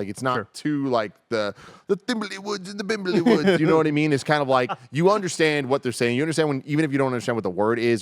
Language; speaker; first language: English; native; English